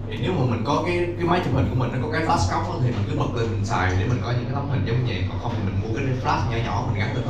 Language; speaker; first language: Vietnamese; native; Vietnamese